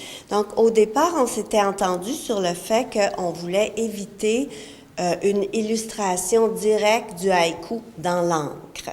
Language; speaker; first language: French; native; French